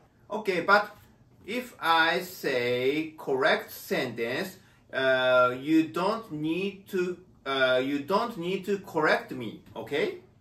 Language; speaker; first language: English; non-native, learner; Japanese